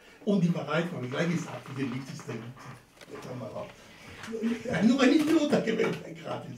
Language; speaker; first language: German; non-native, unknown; Italian